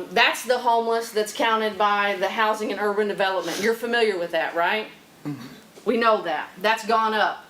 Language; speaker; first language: English; native; English